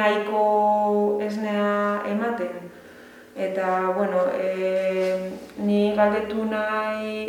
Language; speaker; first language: Basque; non-native, learner; Spanish